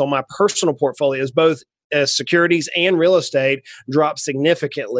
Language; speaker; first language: English; native; English